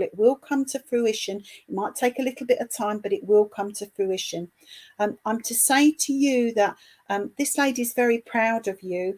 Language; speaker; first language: English; native; English